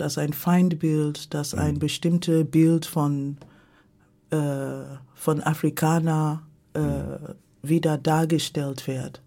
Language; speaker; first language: German; non-native, fluent; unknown